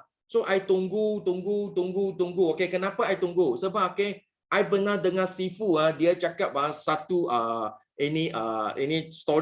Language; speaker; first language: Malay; non-native, local second language; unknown